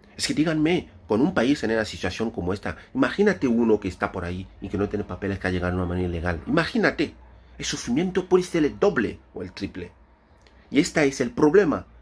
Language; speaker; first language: Spanish; non-native, fluent; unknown